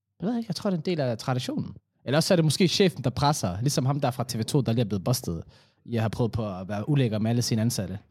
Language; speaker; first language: Danish; early bilingual, other home language; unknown